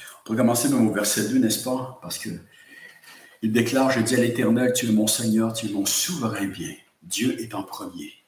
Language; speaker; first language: French; native; French